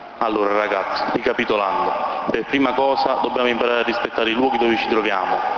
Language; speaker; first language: Italian; native; Italian